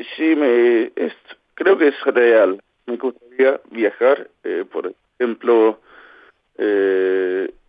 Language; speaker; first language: Spanish; non-native, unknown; Kalaallisut